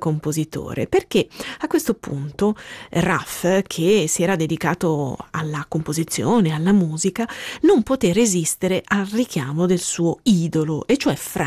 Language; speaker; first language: Italian; native; Italian